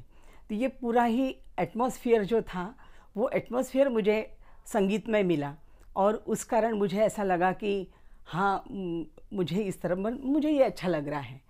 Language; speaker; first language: Hindi; native; Hindi